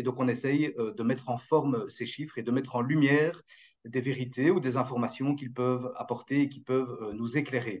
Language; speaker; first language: French; native; French